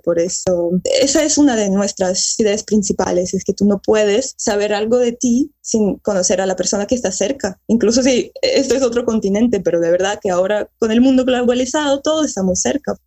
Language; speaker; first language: Spanish; early bilingual, other home language; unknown